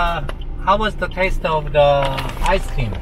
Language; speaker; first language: English; non-native, learner; Korean